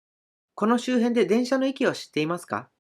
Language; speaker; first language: Japanese; native; Japanese